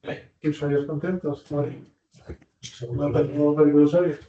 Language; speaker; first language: Spanish; native; Spanish